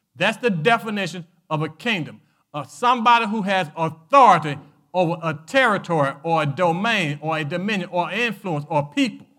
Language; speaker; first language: English; native; English